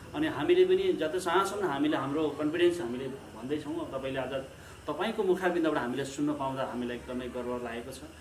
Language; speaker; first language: Nepali; native; Nepali